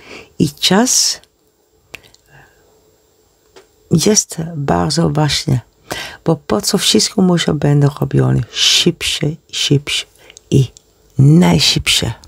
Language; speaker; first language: Polish; non-native, learner; Dutch